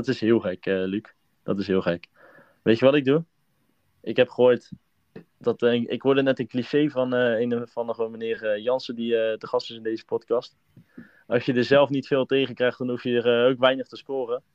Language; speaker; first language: Dutch; native; Dutch